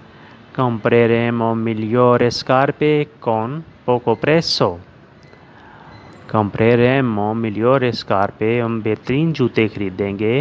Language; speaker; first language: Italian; non-native, learner; Urdu